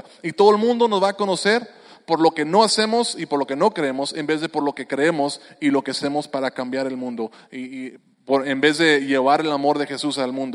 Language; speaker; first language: Spanish; native; Spanish